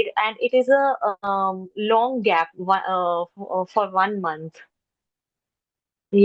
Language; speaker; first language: English; non-native, learner; Hindi